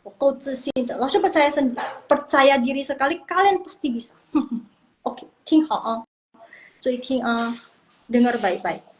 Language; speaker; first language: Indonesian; non-native, local second language; Min Nan Chinese